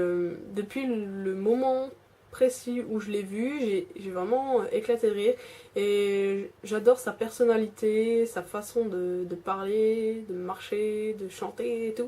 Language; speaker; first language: French; native; French